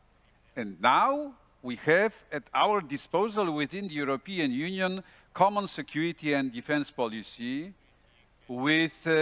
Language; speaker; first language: English; non-native, fluent; Polish